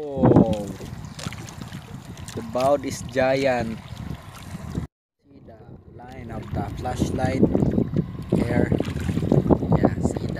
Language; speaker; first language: English; non-native, learner; Cebuano